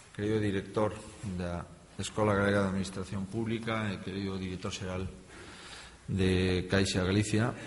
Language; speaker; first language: Spanish; native; Spanish